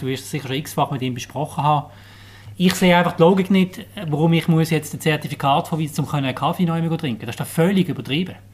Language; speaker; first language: German; native; German